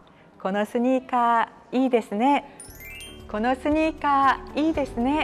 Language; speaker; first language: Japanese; non-native, learner; Korean